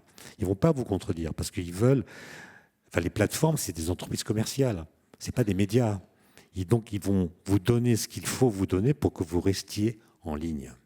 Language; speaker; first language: French; native; French